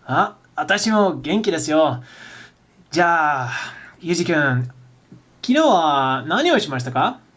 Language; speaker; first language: Japanese; non-native, learner; English